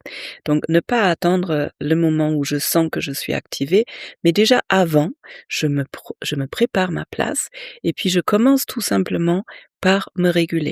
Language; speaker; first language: French; native; French